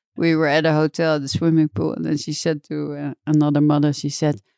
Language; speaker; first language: English; non-native, fluent; Dutch